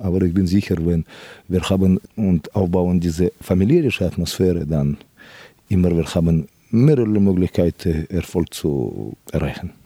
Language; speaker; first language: German; non-native, fluent; Russian